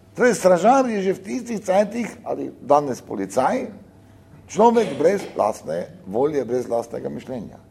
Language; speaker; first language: Slovenian; native; Slovenian